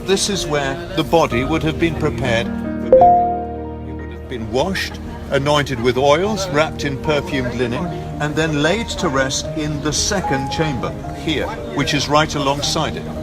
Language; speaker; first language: English; native; English